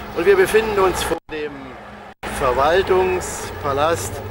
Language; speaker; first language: German; native; German